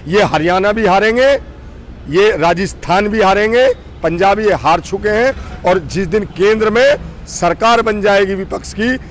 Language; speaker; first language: Hindi; native; Hindi